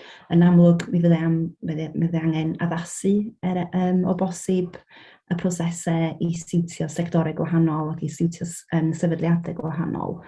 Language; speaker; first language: Welsh; native; Welsh